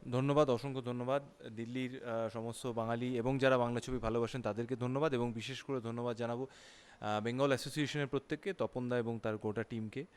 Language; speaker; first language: Bangla; native; Bangla